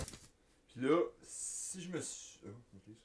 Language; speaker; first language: French; native; French